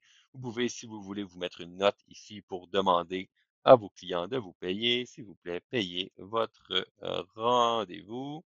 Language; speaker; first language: French; native; French